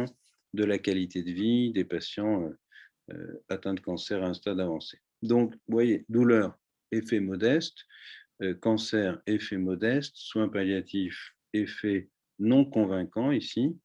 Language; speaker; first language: French; native; French